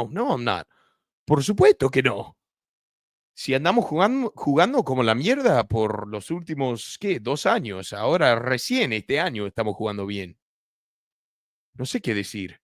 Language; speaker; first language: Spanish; early bilingual, heritage; Spanish